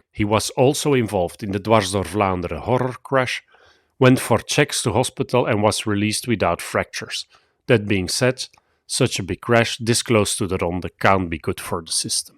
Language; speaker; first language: English; non-native, fluent; Dutch